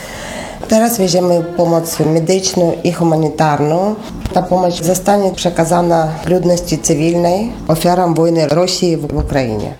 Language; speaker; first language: Polish; non-native, learner; Ukrainian